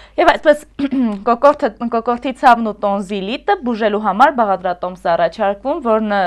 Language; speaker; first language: Armenian; native; Armenian